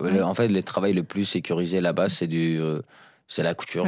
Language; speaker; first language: French; non-native, fluent; Persian